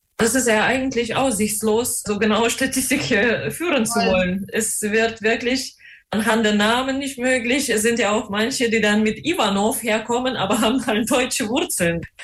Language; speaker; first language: German; native; German